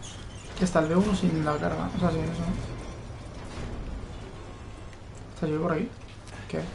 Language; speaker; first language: Spanish; native; Spanish